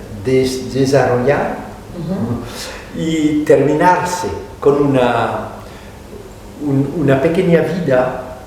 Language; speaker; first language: Spanish; non-native, fluent; French